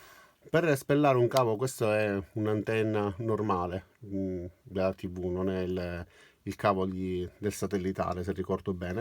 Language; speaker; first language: Italian; native; Italian